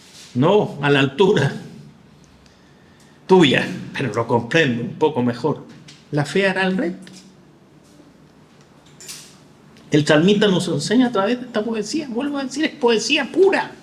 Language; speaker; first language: Spanish; native; Spanish